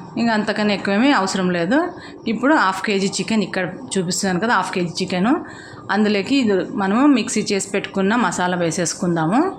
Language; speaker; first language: Telugu; native; Telugu